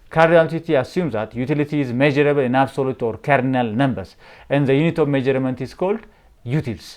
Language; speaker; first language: English; non-native, local second language; Amharic